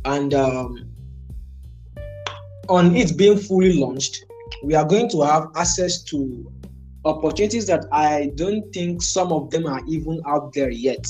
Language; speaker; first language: English; non-native, local second language; Igbo